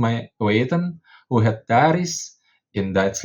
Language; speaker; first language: Dutch; non-native, fluent; Indonesian